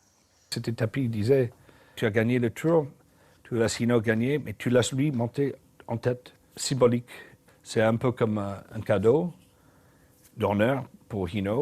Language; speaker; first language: French; non-native, learner; English